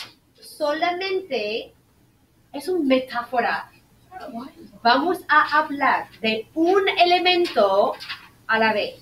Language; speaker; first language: Spanish; non-native, fluent; English